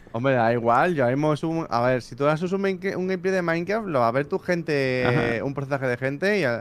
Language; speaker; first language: Spanish; native; Spanish